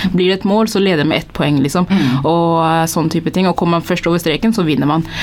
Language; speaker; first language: Norwegian; early bilingual, other home language; Tigrinya